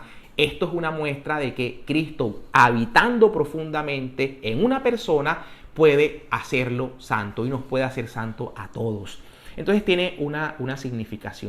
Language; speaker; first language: Spanish; native; Spanish